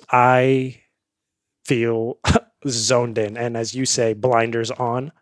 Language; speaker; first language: English; early bilingual, other home language; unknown